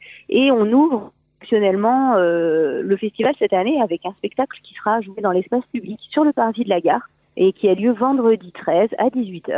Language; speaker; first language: French; native; French